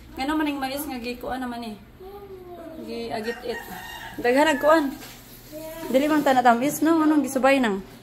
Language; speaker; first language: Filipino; non-native, local second language; Cebuano